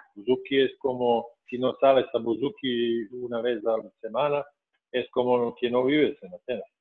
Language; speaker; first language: Spanish; non-native, fluent; Serbian